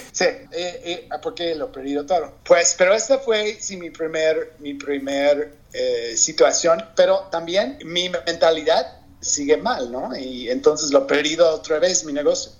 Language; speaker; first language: Spanish; non-native, learner; English